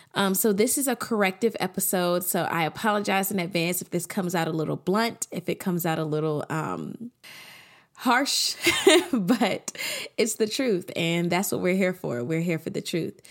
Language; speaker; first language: English; native; English